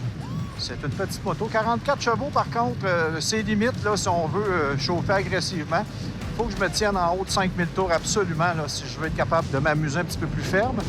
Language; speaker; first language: French; native; French